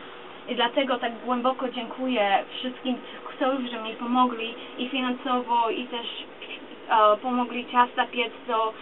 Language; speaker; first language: Polish; early bilingual, other home language; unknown